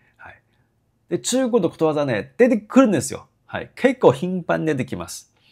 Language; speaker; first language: Japanese; non-native, fluent; Chinese